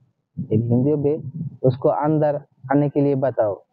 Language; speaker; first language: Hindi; non-native, learner; Bangla